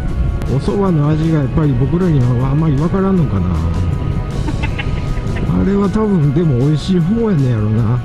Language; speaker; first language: Japanese; native; Japanese